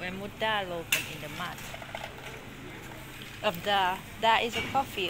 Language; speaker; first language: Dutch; non-native, learner; Thai